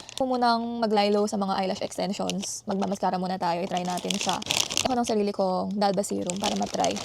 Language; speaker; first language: Filipino; native; Filipino